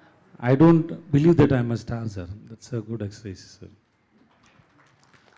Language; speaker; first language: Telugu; non-native, learner; Tamil